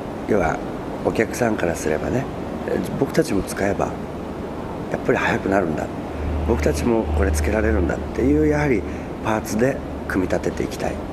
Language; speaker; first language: Japanese; native; Japanese